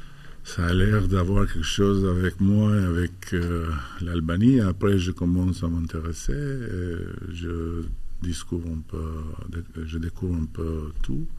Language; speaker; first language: French; non-native, fluent; Albanian